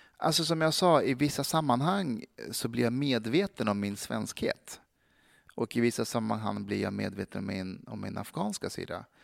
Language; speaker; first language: Swedish; early bilingual, other home language; Persian